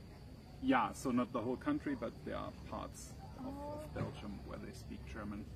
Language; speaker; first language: English; non-native, fluent; German